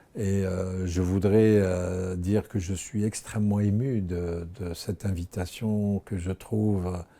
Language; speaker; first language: French; non-native, local second language; Arabic